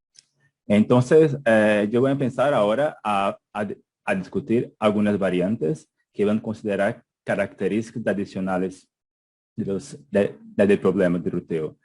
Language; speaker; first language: Spanish; non-native, fluent; Portuguese